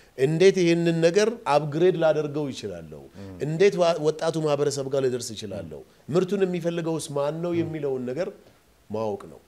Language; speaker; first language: Amharic; non-native, local second language; Oromo